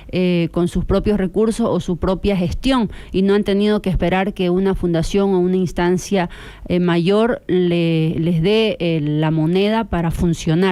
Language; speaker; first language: Spanish; native; Spanish